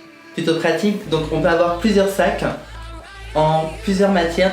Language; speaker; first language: French; native; French